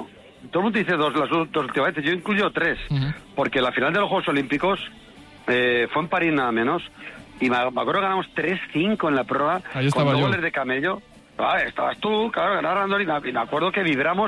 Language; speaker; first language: Spanish; native; Spanish